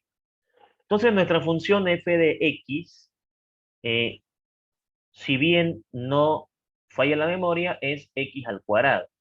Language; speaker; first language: Spanish; native; Spanish